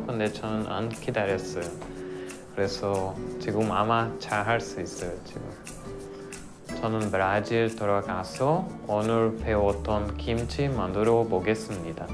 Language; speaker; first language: Korean; non-native, learner; Portuguese